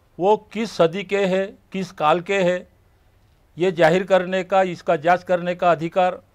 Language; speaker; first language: Hindi; non-native, local second language; Marathi